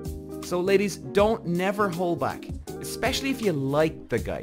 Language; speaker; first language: English; native; English